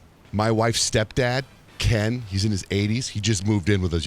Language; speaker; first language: English; native; English